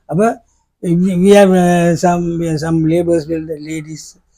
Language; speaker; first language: English; non-native, local second language; Tamil